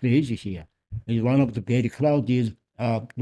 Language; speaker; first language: English; non-native, learner; Korean